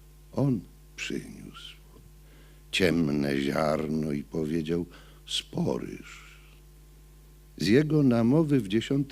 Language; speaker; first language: Polish; native; Polish